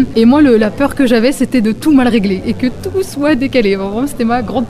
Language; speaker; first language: French; native; French